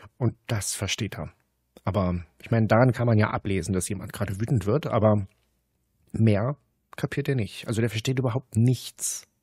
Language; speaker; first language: German; native; German